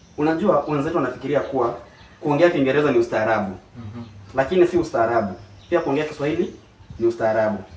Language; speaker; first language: Swahili; non-native, local second language; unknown